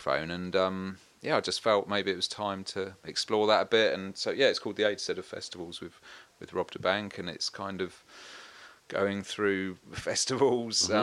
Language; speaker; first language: English; native; English